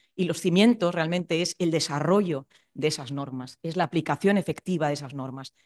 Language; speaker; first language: Spanish; native; Spanish